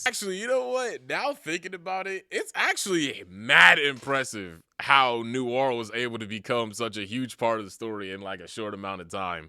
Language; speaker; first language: English; native; English